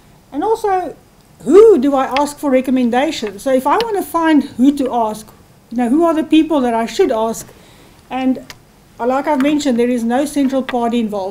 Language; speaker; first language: English; non-native, local second language; Afrikaans